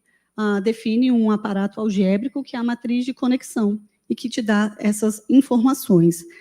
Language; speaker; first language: Portuguese; native; Portuguese